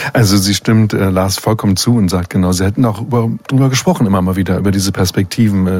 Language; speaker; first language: German; native; German